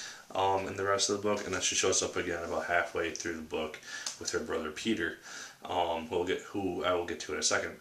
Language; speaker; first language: English; native; English